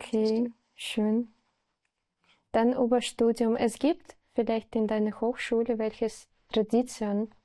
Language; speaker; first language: German; non-native, learner; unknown